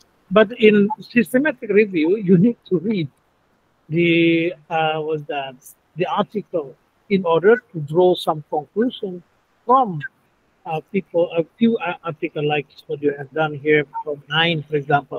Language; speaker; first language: English; non-native, fluent; Indonesian